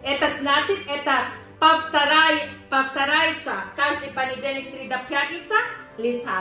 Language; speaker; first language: Russian; non-native, learner; Filipino